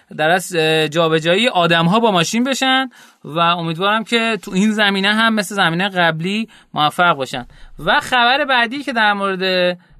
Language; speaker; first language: Persian; native; Persian